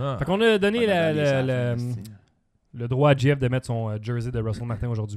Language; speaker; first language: French; native; French